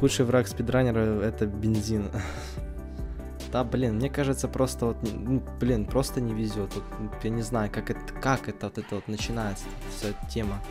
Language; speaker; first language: Russian; native; Russian